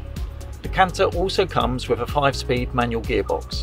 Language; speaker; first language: English; native; English